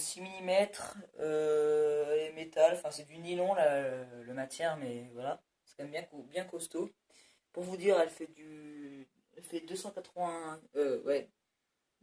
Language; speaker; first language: French; native; French